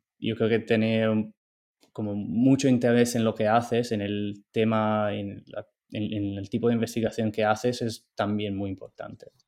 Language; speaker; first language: Spanish; non-native, fluent; Italian